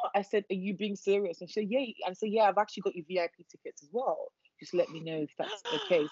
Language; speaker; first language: English; non-native, local second language; Yoruba